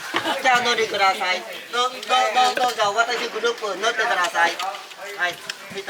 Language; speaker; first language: Japanese; non-native, learner; Vietnamese